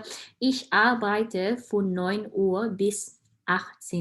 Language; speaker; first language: German; non-native, fluent; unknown